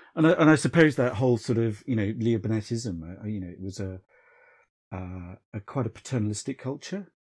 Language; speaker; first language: English; native; English